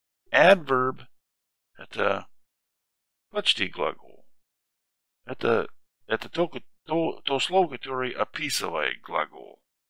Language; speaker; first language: Russian; non-native, fluent; English